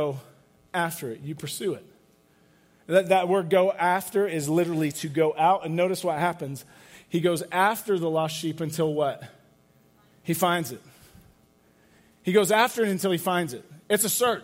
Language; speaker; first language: English; native; English